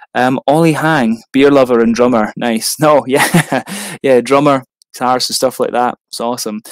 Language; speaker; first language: English; native; English